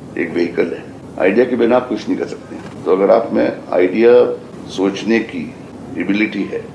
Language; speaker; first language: Hindi; native; Hindi